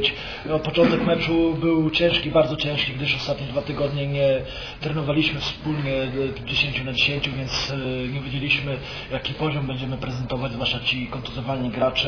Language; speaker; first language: Polish; native; Polish